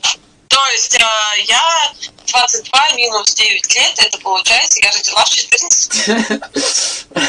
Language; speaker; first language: Russian; native; Russian